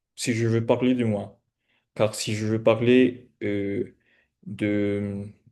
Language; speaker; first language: French; non-native, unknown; Spanish